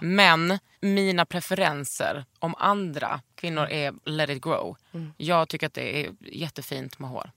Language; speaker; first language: Swedish; native; Swedish